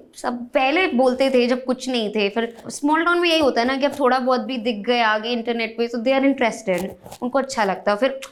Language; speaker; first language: Hindi; native; Hindi